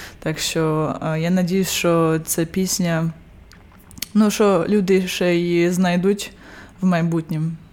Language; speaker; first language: Ukrainian; early bilingual, heritage; Ukrainian